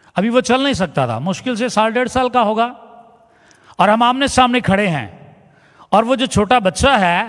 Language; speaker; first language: Urdu; non-native, local second language; Punjabi